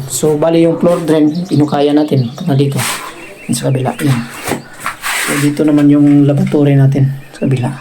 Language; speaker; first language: Filipino; non-native, local second language; Cebuano